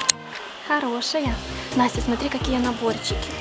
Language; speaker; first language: Russian; native; Russian